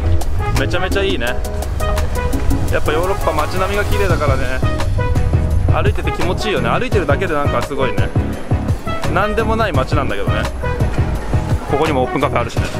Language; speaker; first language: Japanese; native; Japanese